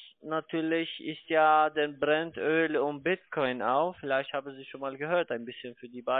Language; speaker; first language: German; non-native, fluent; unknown